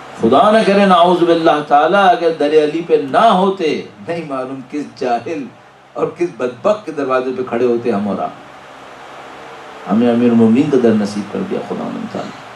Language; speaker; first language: Urdu; native; Urdu